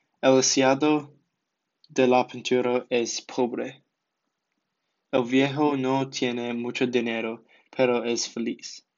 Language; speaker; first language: Spanish; non-native, learner; English